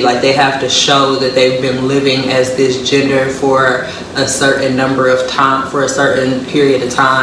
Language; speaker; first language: English; native; English